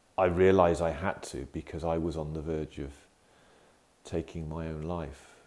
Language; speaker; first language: English; native; English